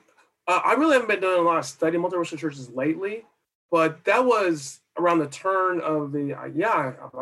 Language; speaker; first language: English; native; English